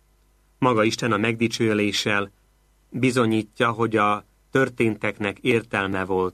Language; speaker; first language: Hungarian; native; Hungarian